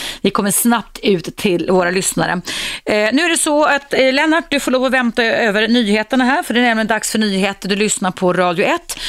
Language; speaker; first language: Swedish; native; Swedish